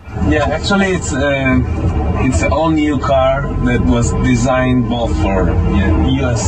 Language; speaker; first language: English; non-native, fluent; Italian